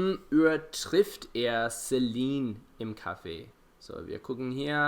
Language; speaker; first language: German; non-native, fluent; English